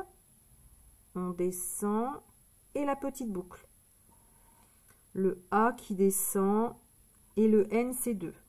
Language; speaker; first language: French; native; French